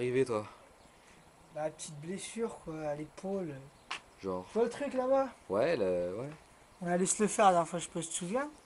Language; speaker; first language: French; native; French